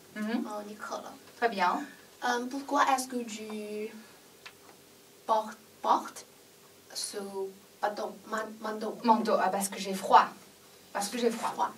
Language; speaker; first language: French; non-native, learner; Chinese